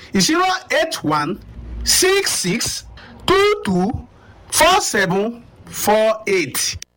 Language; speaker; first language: Nigerian Pidgin; non-native, local second language; Yoruba